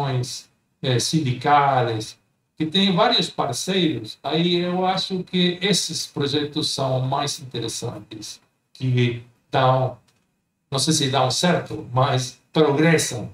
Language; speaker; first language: Portuguese; non-native, fluent; Spanish